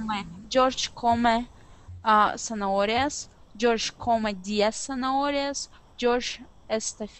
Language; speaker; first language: Spanish; non-native, learner; Russian